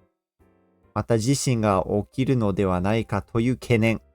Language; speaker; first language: Japanese; non-native, fluent; English